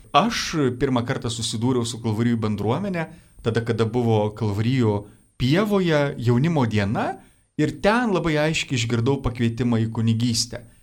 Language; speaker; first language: Lithuanian; native; Lithuanian